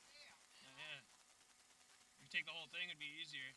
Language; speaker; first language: English; native; English